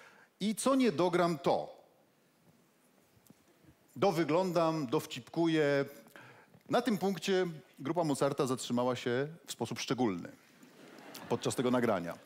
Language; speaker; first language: Polish; native; Polish